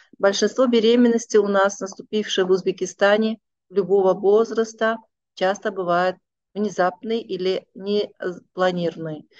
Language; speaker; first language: Russian; non-native, local second language; Uzbek